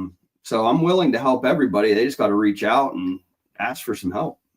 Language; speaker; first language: English; native; English